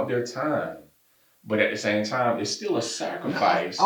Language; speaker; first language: English; native; English